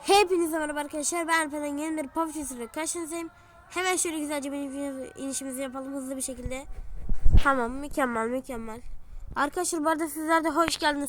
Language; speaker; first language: Turkish; native; Turkish